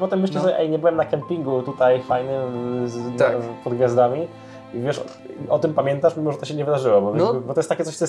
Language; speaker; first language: Polish; native; Polish